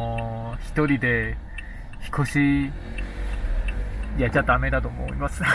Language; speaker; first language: Japanese; non-native, fluent; Chinese